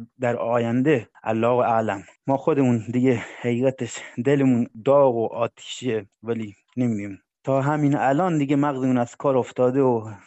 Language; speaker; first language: Persian; non-native, local second language; Baluchi